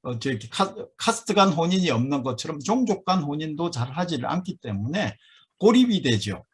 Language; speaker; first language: Korean; native; Korean